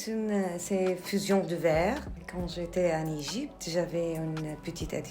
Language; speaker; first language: French; non-native, learner; Arabic